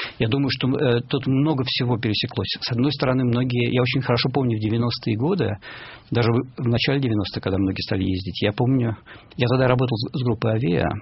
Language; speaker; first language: Russian; native; Russian